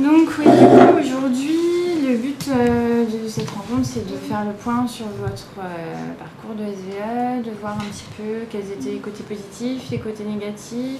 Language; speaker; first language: French; native; French